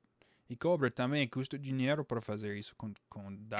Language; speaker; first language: Portuguese; non-native, fluent; English